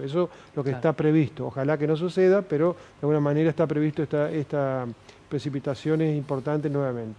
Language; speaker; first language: Spanish; native; Spanish